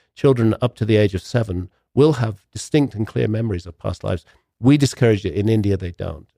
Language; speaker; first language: English; native; English